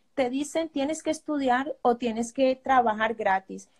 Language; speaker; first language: Spanish; native; Spanish